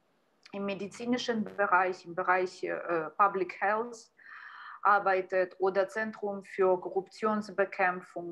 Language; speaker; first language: German; non-native, fluent; Ukrainian